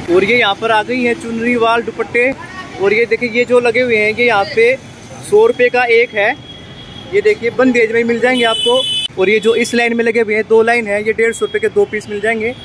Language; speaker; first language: Hindi; native; Hindi